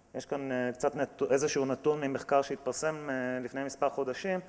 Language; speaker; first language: Hebrew; native; Hebrew